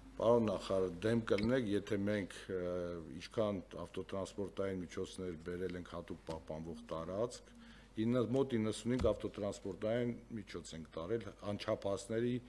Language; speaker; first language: Armenian; native; Armenian